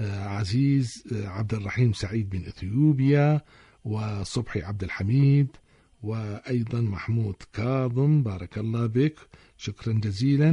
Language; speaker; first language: Arabic; native; Arabic